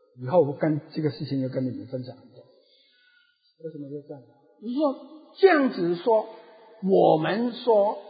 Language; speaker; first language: Chinese; non-native, local second language; Cantonese